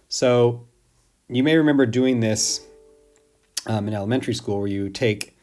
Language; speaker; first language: English; native; English